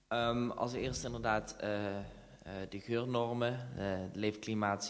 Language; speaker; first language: Dutch; native; Dutch